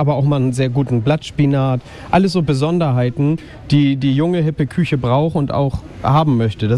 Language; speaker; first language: German; native; German